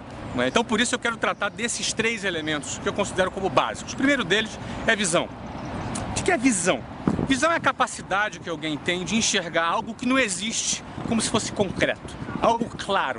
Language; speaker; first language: Portuguese; native; Portuguese